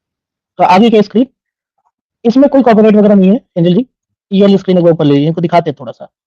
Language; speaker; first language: Hindi; native; Hindi